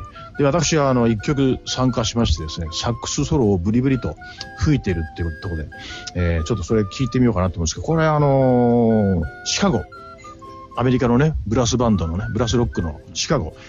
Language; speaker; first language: Japanese; native; Japanese